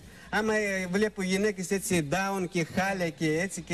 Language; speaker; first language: Greek; non-native, fluent; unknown